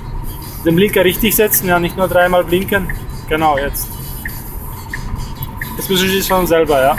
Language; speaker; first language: German; native; German